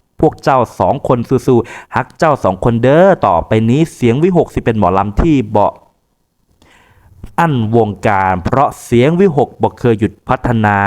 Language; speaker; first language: Thai; native; Thai